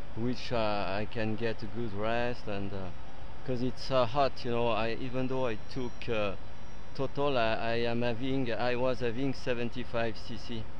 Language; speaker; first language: English; non-native, fluent; French